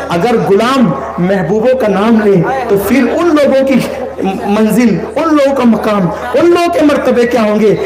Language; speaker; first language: Urdu; native; Urdu